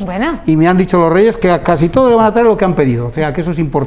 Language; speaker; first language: Spanish; native; Spanish